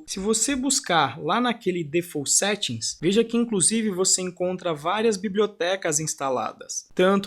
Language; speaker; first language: Portuguese; native; Portuguese